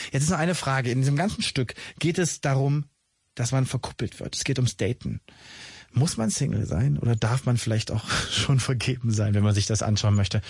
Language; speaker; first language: German; native; German